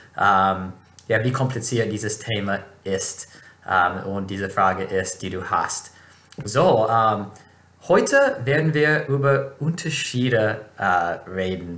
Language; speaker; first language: German; non-native, fluent; English